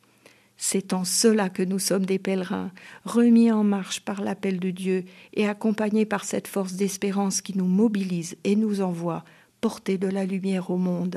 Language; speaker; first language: French; native; French